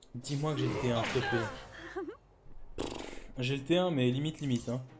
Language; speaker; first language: French; native; French